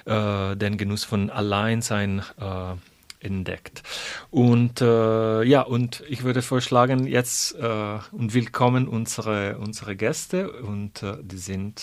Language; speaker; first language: German; non-native, fluent; Italian